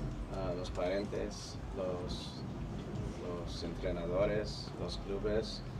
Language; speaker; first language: Spanish; non-native, fluent; English